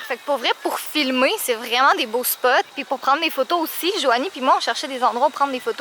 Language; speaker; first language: French; native; French